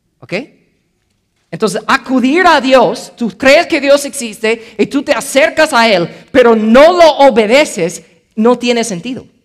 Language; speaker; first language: Spanish; non-native, fluent; English